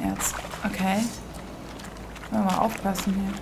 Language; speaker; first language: German; native; German